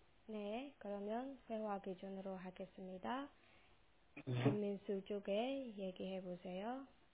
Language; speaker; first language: Korean; non-native, local second language; Burmese